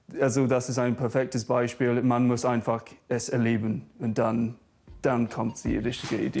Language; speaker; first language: German; non-native, fluent; English